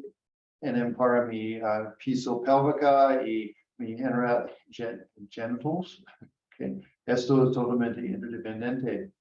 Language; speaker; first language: Spanish; non-native, learner; English